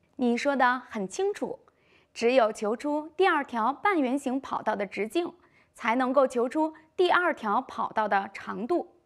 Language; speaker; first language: Chinese; native; Chinese